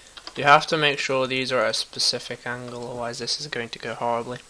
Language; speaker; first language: English; native; English